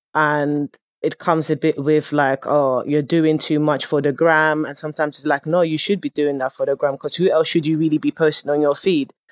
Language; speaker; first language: English; early bilingual, other home language; Dutch